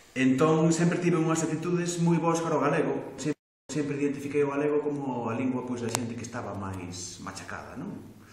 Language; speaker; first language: Galician; non-native, local second language; Spanish